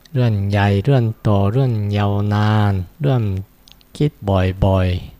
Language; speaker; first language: Thai; non-native, fluent; Japanese